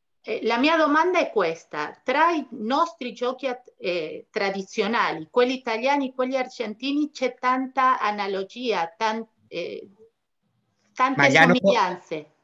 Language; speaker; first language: Italian; non-native, fluent; Spanish